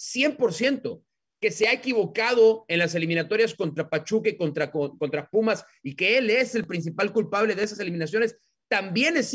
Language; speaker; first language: Spanish; native; Spanish